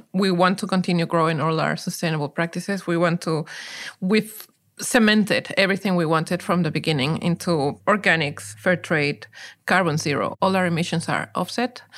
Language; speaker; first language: English; non-native, fluent; Spanish